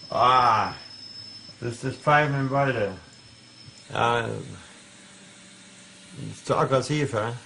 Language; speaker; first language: German; native; German